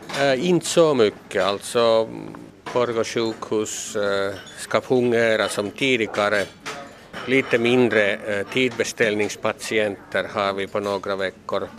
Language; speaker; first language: Swedish; non-native, local second language; Finnish